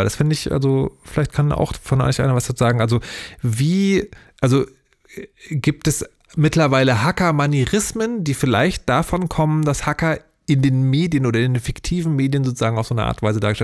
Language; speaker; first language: German; native; German